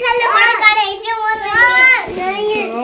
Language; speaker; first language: Hindi; non-native, local second language; Chhattisgarhi